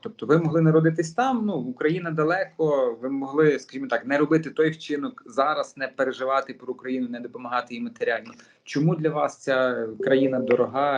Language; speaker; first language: Ukrainian; native; Ukrainian